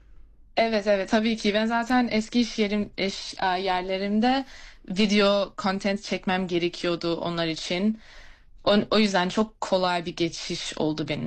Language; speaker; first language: Turkish; early bilingual, heritage; Turkish